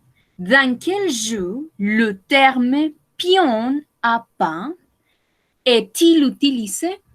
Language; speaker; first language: French; non-native, fluent; Spanish